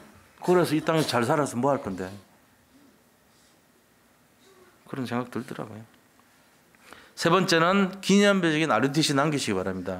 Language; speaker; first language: Korean; native; Korean